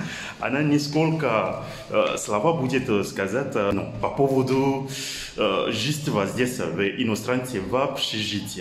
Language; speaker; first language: Russian; non-native, learner; French